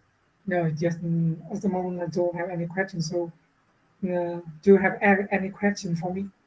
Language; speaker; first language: English; non-native, learner; Vietnamese